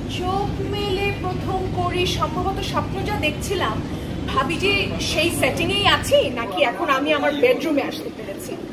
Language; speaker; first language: Bangla; early bilingual, heritage; Bangla